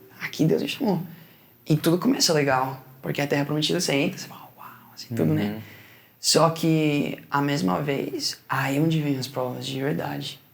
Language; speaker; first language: Portuguese; non-native, fluent; Spanish